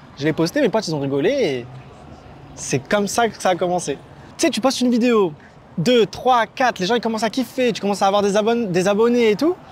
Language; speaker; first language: French; early bilingual, other home language; Arabic